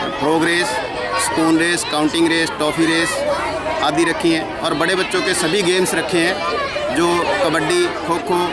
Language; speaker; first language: Hindi; native; Hindi